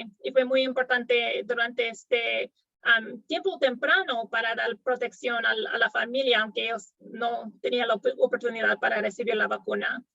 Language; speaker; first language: Spanish; non-native, fluent; English